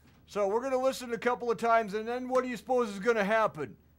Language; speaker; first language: English; native; English